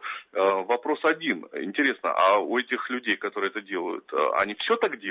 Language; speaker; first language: Russian; native; Russian